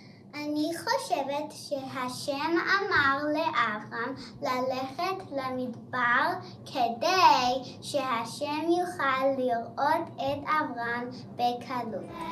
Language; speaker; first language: Hebrew; non-native, learner; English